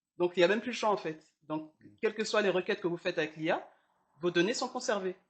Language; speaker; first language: French; early bilingual, other home language; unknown